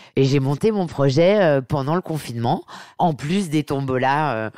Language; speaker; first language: French; native; French